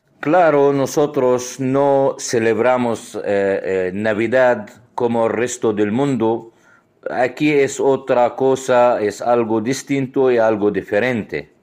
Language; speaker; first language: Spanish; non-native, fluent; Arabic